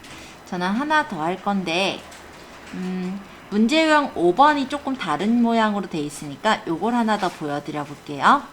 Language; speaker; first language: Korean; native; Korean